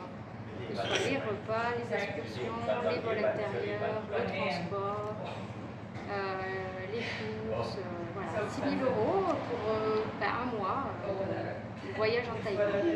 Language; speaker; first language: French; native; French